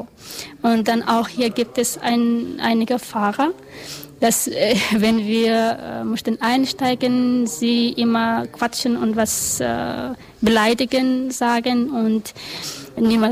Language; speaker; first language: German; non-native, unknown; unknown